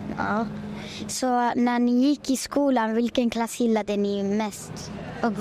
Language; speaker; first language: Swedish; non-native, learner; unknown